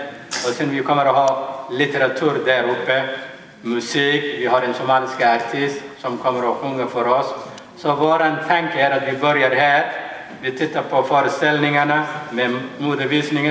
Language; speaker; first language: Swedish; early bilingual, other home language; Somali